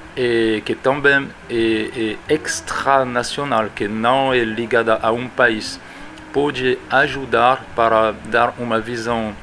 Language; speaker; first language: Portuguese; non-native, fluent; French